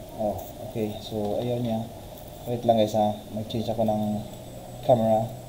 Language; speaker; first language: Filipino; non-native, local second language; Cebuano